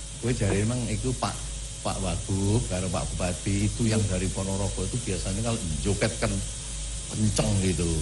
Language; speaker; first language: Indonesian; non-native, local second language; Javanese